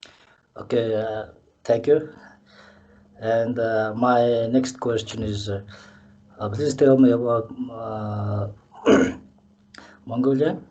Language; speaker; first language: English; non-native, learner; Mongolian